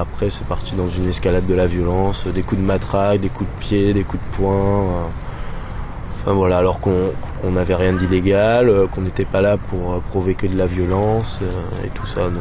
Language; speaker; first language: French; native; French